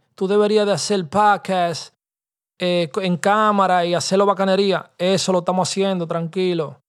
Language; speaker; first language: Spanish; early bilingual, heritage; Spanish